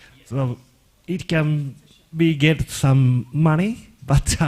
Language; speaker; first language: English; non-native, learner; Japanese